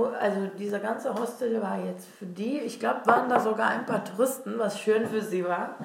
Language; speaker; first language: German; non-native, fluent; Turkish